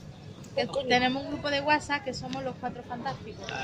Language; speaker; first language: Spanish; native; Spanish